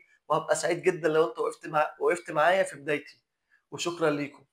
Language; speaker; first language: Arabic; native; Arabic